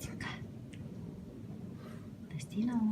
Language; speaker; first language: Russian; native; Russian